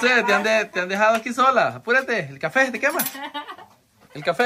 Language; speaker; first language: Spanish; native; Spanish